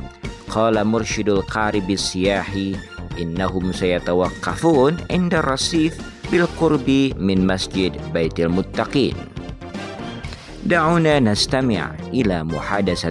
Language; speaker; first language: Arabic; non-native, fluent; Indonesian